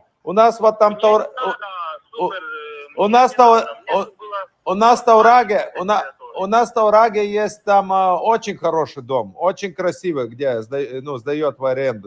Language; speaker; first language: Russian; non-native, fluent; Lithuanian